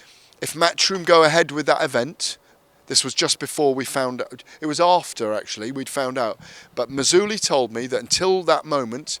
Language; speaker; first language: English; native; English